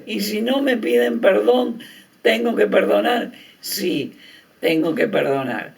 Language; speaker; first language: Spanish; native; Spanish